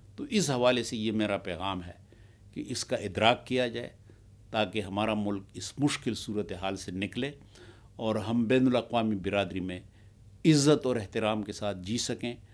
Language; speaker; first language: Urdu; non-native, local second language; Pashto